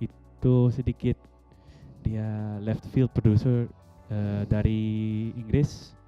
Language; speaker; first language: Indonesian; non-native, fluent; Dutch